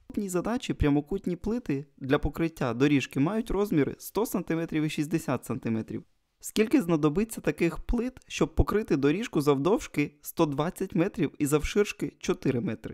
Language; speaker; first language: Ukrainian; non-native, local second language; Russian